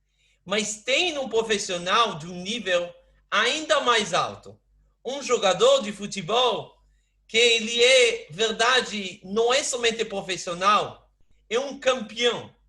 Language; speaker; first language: Portuguese; non-native, fluent; Hebrew